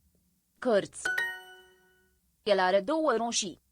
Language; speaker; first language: Romanian; non-native, learner; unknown